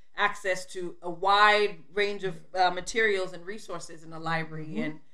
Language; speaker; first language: English; non-native, local second language; Krio